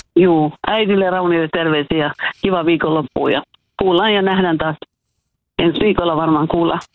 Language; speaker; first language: Finnish; early bilingual, heritage; Finnish